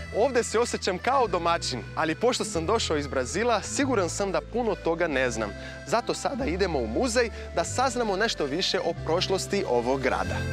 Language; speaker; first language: Serbian; non-native, fluent; Portuguese